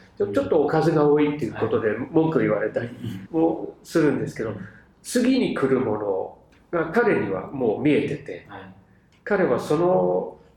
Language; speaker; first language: Japanese; non-native, fluent; English